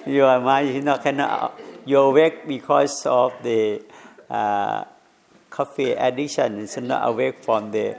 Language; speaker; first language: English; non-native, learner; Thai